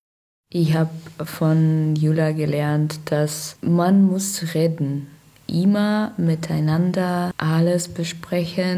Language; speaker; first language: German; non-native, fluent; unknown